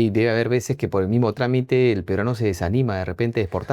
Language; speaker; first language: Spanish; native; Spanish